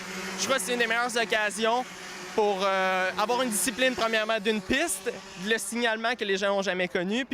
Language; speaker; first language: French; native; French